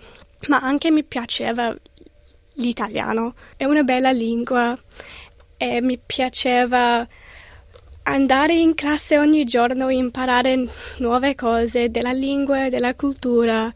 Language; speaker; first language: Italian; non-native, learner; English